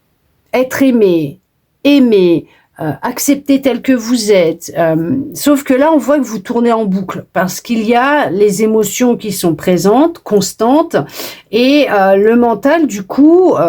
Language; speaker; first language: French; native; French